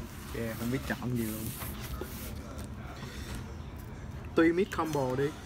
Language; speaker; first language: Vietnamese; early bilingual, heritage; Vietnamese